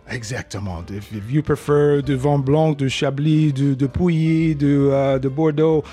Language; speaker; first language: French; non-native, learner; English